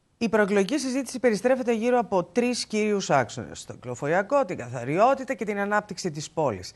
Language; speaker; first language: Greek; native; Greek